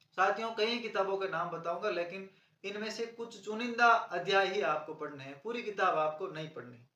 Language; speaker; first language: Hindi; native; Hindi